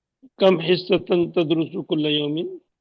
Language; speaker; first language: Arabic; non-native, fluent; Urdu